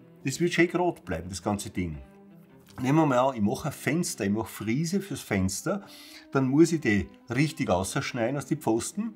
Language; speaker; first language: German; native; German